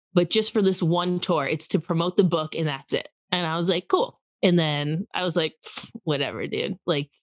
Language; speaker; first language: English; native; English